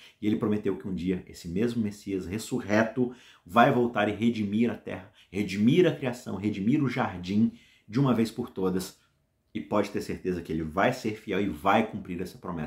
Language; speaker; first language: Portuguese; native; Portuguese